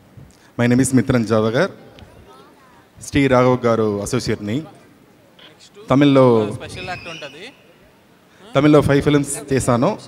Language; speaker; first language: Telugu; non-native, learner; Tamil